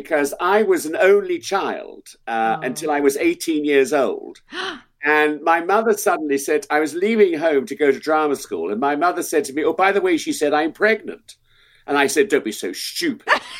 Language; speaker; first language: English; native; English